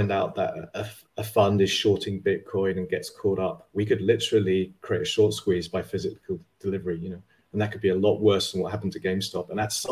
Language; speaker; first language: English; native; English